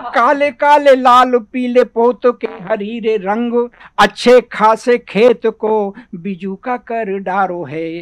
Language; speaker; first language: Hindi; native; Hindi